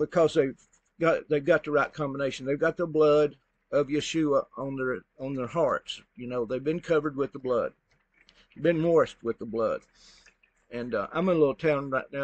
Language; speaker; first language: English; native; English